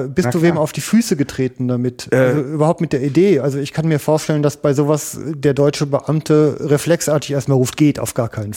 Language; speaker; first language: German; native; German